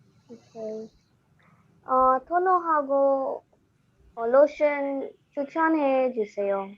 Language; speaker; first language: Korean; non-native, learner; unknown